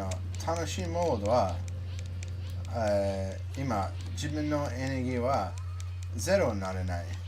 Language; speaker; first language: Japanese; non-native, learner; English